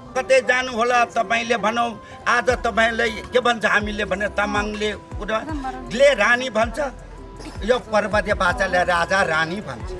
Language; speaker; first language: Nepali; non-native, local second language; Eastern Tamang